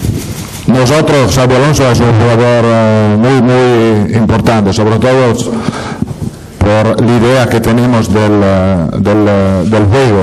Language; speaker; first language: Spanish; non-native, fluent; Italian